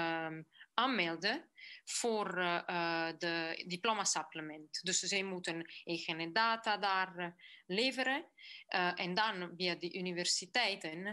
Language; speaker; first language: Dutch; non-native, fluent; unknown